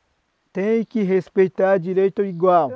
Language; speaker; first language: Portuguese; non-native, local second language; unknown